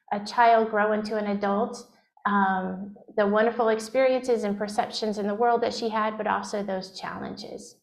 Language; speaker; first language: English; native; English